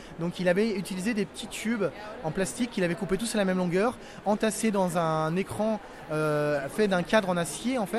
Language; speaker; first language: French; native; French